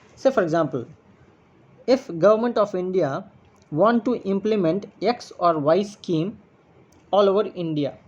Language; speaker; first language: English; non-native, local second language; Tamil